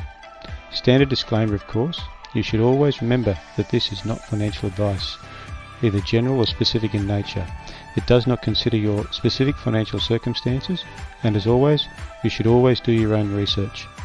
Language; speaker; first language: English; native; English